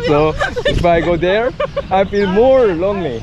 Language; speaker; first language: English; non-native, learner; Korean